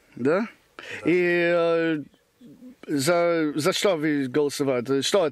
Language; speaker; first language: Russian; non-native, learner; English